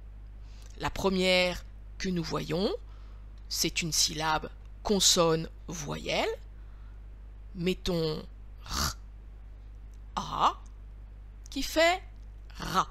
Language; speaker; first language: French; native; French